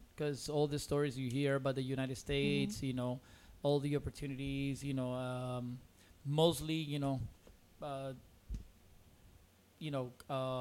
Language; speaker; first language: English; non-native, fluent; Spanish